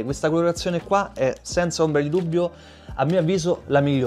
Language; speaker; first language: Italian; native; Italian